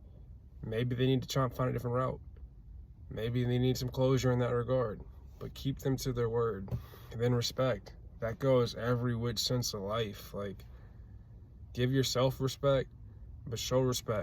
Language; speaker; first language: English; native; English